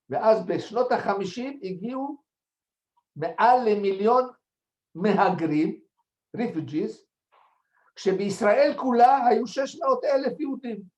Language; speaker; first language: Hebrew; non-native, fluent; French